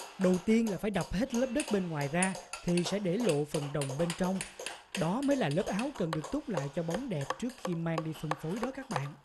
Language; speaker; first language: Vietnamese; native; Vietnamese